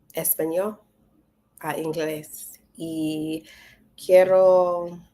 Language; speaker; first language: Spanish; non-native, learner; English